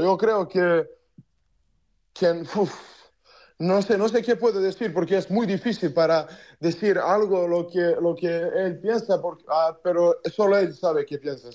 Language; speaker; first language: Spanish; non-native, learner; Serbian